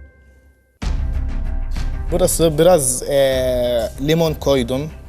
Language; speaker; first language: Turkish; non-native, learner; Arabic